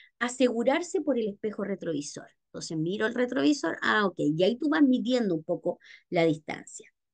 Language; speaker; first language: Spanish; native; Spanish